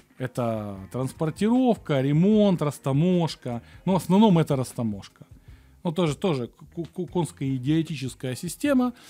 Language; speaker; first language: Russian; native; Russian